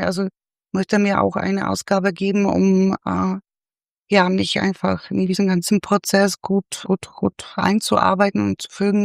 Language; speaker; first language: German; non-native, fluent; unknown